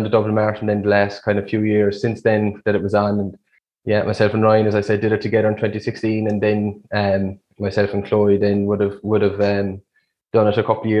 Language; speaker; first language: English; native; English